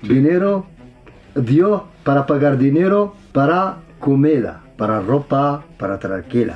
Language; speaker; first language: Spanish; non-native, learner; Arabic